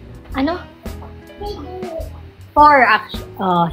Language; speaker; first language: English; non-native, local second language; Filipino